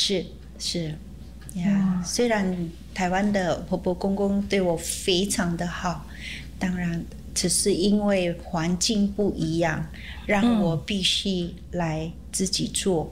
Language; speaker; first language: Chinese; early bilingual, heritage; Chinese